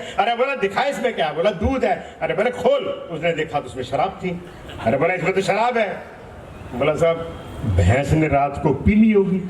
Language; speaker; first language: Hindi; non-native, local second language; Punjabi